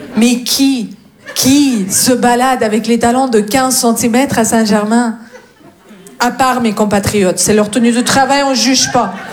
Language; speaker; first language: French; non-native, fluent; Russian